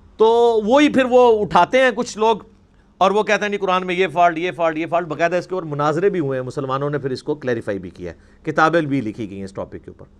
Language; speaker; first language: Urdu; non-native, local second language; Punjabi